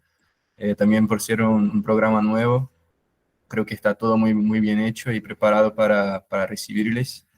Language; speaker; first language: Spanish; non-native, fluent; Portuguese